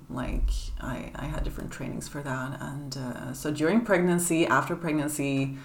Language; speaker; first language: English; non-native, fluent; Swedish